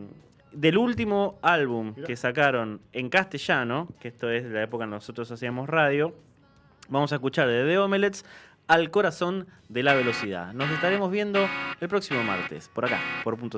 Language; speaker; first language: Spanish; native; Spanish